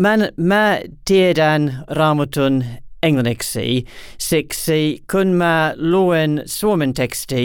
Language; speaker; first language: Finnish; non-native, learner; English